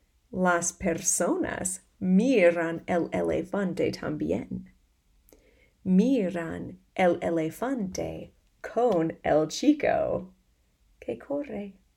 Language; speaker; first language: Spanish; non-native, fluent; English